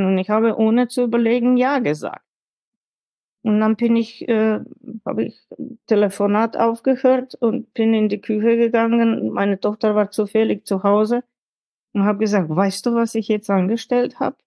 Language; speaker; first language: German; non-native, fluent; Slovenian